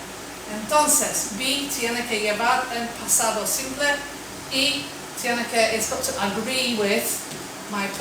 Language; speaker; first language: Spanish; non-native, fluent; English